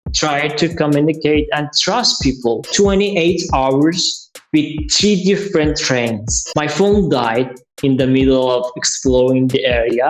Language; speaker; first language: English; non-native, learner; Persian